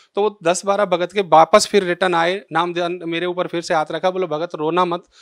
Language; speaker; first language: Hindi; native; Hindi